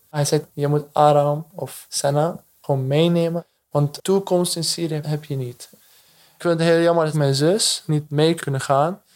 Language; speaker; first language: Dutch; non-native, fluent; Arabic